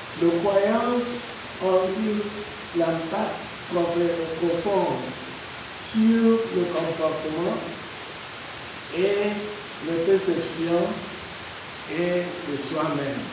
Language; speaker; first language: French; non-native, learner; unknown